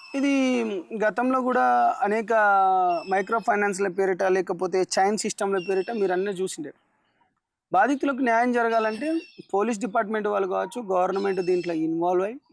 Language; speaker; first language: Telugu; non-native, local second language; Lambadi